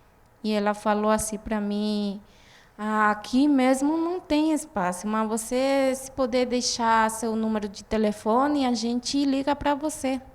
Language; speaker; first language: Portuguese; non-native, fluent; Guarani